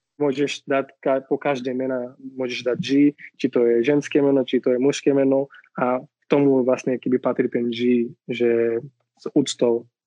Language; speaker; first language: Slovak; non-native, fluent; Marathi